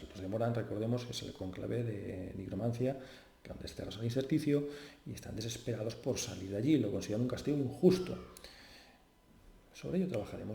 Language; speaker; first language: Spanish; native; Spanish